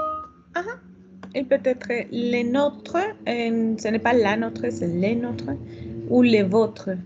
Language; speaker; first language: French; non-native, fluent; Spanish